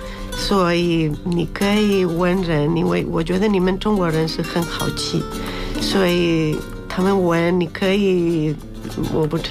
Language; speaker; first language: Chinese; non-native, fluent; Spanish